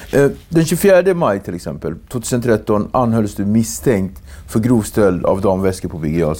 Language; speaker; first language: Swedish; native; Swedish